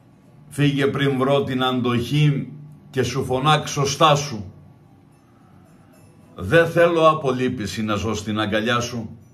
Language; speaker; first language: Greek; native; Greek